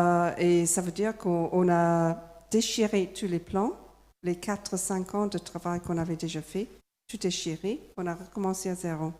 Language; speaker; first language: French; non-native, fluent; English